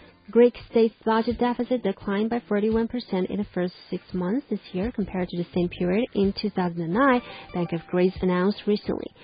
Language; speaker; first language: English; non-native, fluent; Chinese